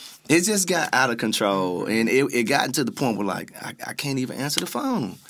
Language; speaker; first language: English; native; English